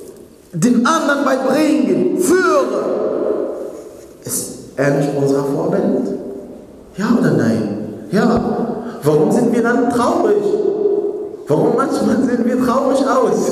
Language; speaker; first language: German; non-native, fluent; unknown